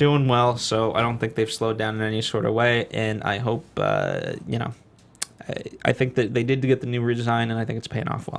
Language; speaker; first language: English; native; English